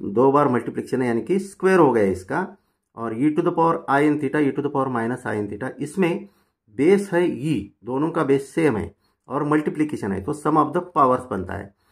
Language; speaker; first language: Hindi; non-native, local second language; Marathi